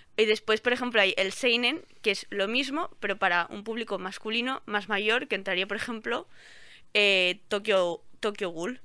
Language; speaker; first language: Spanish; non-native, local second language; Catalan